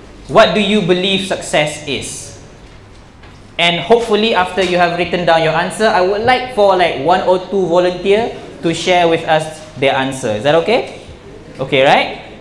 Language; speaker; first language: English; non-native, local second language; Malay